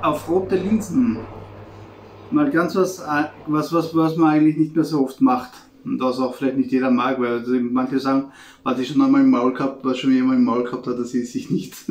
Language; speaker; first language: German; native; German